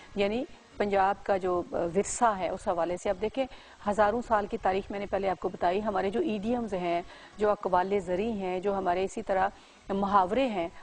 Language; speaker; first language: Urdu; non-native, local second language; Punjabi